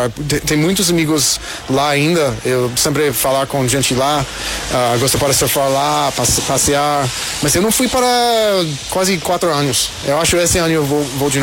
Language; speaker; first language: Portuguese; non-native, learner; English